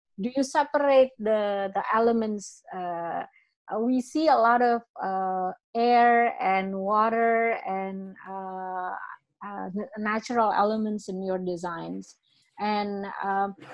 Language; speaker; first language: English; non-native, fluent; Indonesian